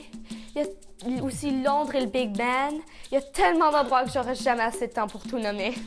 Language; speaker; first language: French; native; French